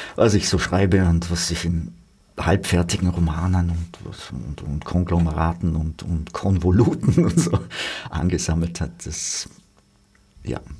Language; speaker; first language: German; native; German